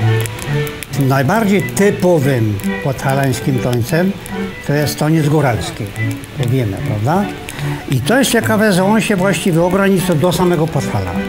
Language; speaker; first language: Polish; native; Polish